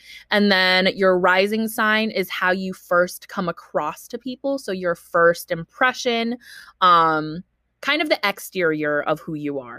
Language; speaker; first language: English; early bilingual, other home language; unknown